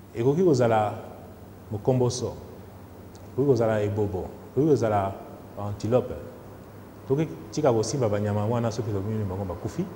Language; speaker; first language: Lingala; native; Lingala